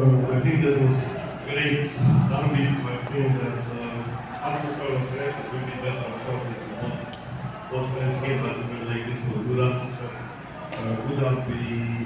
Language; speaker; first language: English; non-native, fluent; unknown